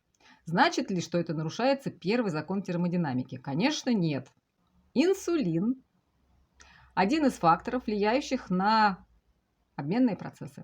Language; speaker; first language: Russian; native; Russian